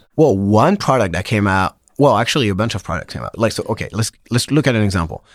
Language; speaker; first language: English; non-native, fluent; French